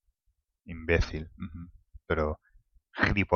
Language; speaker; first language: Spanish; non-native, fluent; English